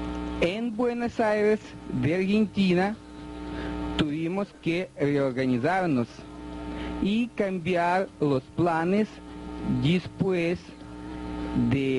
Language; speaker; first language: Spanish; non-native, fluent; Russian